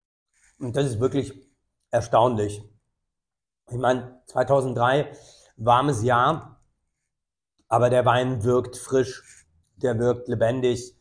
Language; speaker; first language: German; native; German